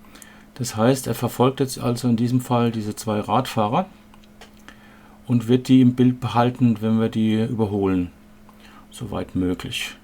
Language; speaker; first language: German; native; German